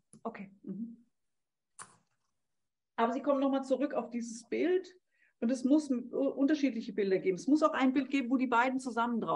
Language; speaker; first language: German; native; German